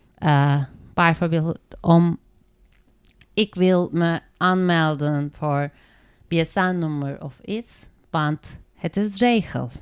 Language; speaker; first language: Dutch; non-native, learner; Turkish